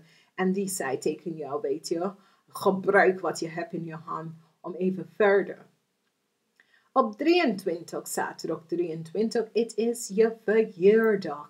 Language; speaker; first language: Dutch; non-native, learner; English